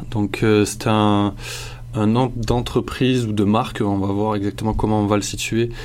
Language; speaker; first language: French; native; French